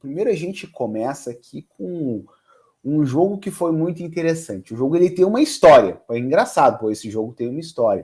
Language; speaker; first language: Portuguese; native; Portuguese